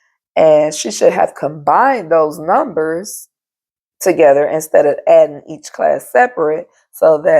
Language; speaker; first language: English; native; English